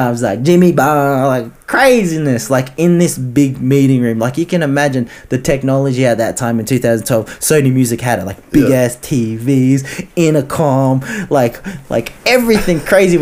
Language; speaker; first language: English; native; English